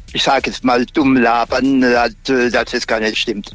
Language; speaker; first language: German; native; German